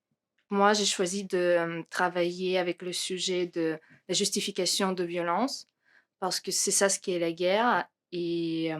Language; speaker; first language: French; non-native, fluent; Russian